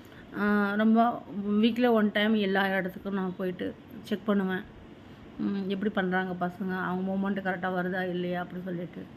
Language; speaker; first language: Tamil; non-native, learner; Malayalam